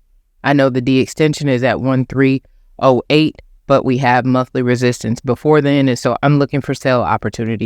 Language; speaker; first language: English; native; English